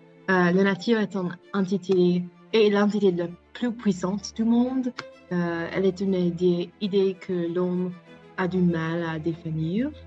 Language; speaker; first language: French; non-native, learner; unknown